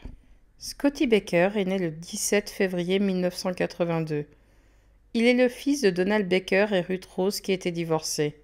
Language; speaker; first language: French; native; French